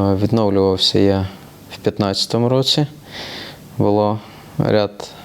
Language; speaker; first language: Ukrainian; native; Ukrainian